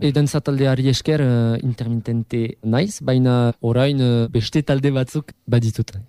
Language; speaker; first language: Basque; non-native, local second language; French